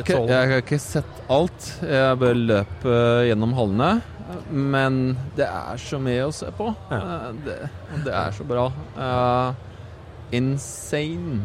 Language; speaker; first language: Norwegian; non-native, fluent; Polish